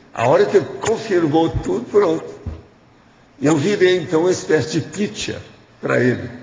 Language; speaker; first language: Portuguese; native; Portuguese